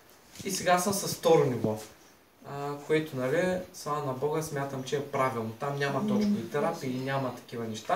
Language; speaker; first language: Bulgarian; native; Bulgarian